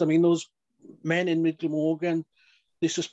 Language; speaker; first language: English; native; English